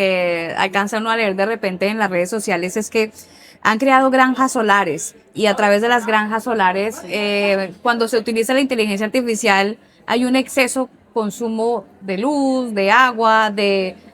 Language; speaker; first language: Spanish; native; Spanish